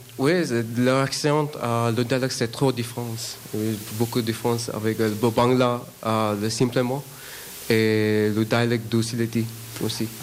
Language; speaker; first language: French; non-native, learner; Bangla